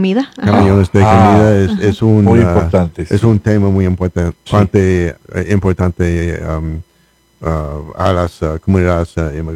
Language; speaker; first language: Spanish; non-native, learner; English